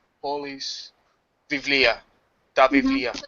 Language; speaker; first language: Greek; non-native, learner; English